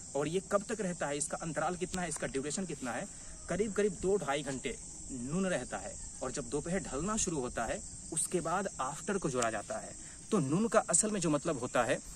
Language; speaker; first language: Hindi; native; Hindi